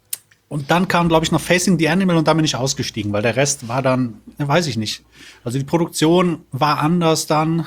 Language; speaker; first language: German; native; German